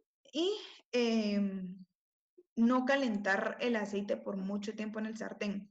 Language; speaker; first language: Spanish; native; Spanish